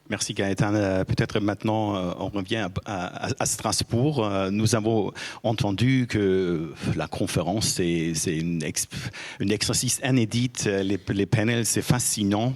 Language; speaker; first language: French; non-native, fluent; German